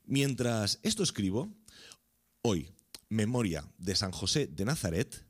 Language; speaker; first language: Spanish; non-native, local second language; Catalan